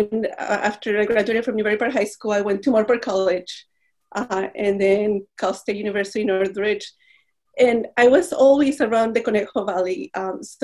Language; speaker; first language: English; non-native, fluent; Spanish